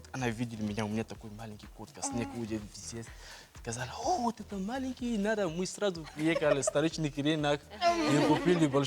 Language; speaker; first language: Russian; non-native, learner; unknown